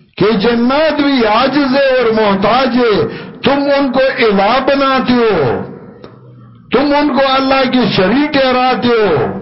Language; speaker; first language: Urdu; non-native, local second language; Pashto